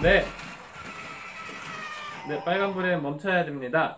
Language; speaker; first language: Korean; native; Korean